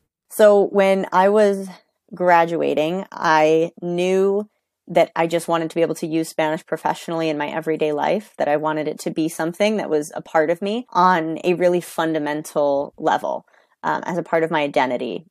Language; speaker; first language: English; native; English